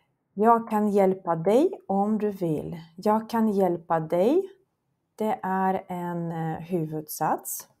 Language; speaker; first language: Swedish; non-native, fluent; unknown